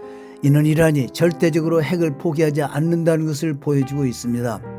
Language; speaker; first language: Korean; native; Korean